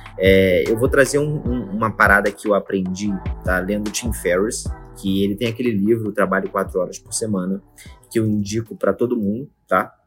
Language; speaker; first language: Portuguese; native; Portuguese